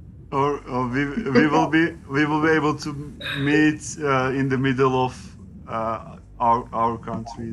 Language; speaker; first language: English; non-native, learner; Turkish